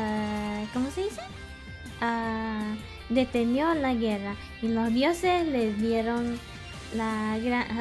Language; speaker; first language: Spanish; early bilingual, heritage; English